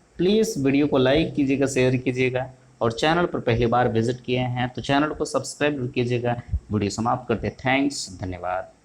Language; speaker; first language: Hindi; native; Hindi